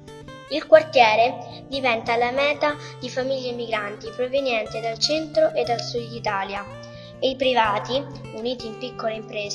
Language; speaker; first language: Italian; native; Italian